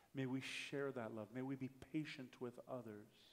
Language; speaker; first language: English; native; English